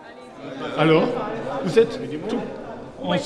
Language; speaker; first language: French; non-native, fluent; German